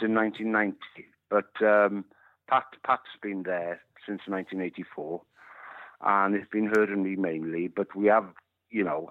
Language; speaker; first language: English; non-native, local second language; Welsh